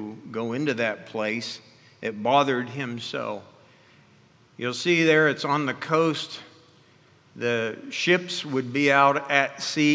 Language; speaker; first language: English; native; English